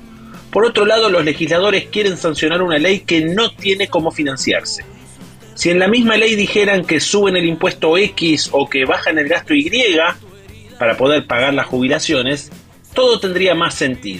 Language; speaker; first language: Spanish; native; Spanish